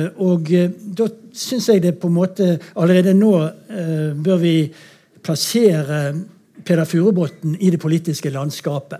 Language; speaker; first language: Norwegian; native; Norwegian